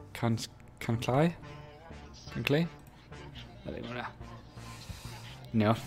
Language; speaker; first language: Danish; native; Danish